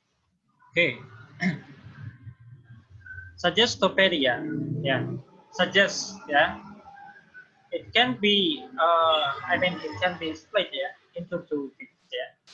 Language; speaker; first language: English; non-native, fluent; Indonesian